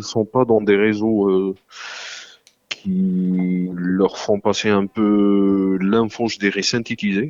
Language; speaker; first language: French; non-native, local second language; Arabic